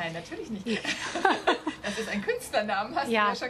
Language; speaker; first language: German; native; German